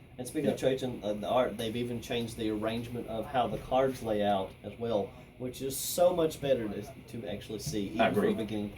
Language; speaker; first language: English; native; English